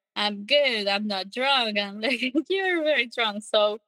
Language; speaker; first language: English; non-native, fluent; Spanish